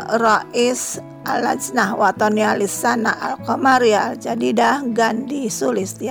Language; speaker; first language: Arabic; non-native, fluent; Indonesian